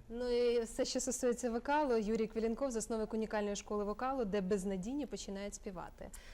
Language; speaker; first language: Ukrainian; native; Ukrainian